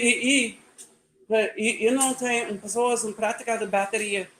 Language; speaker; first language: Portuguese; non-native, learner; English